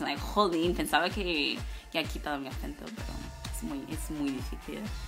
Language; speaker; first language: Spanish; non-native, fluent; English